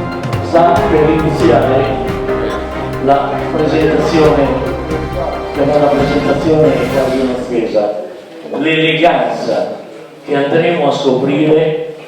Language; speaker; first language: Italian; native; Italian